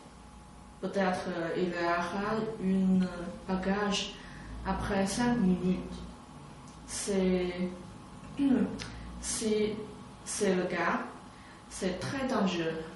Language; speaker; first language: French; non-native, learner; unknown